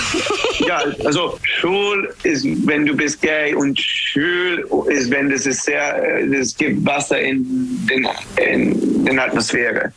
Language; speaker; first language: German; non-native, learner; English